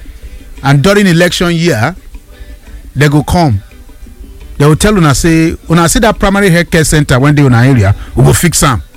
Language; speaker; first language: Nigerian Pidgin; non-native, local second language; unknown